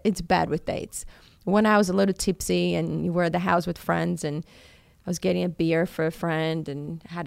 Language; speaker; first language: English; non-native, fluent; Portuguese